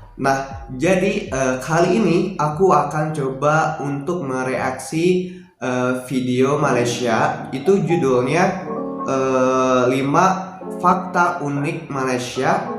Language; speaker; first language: Indonesian; native; Indonesian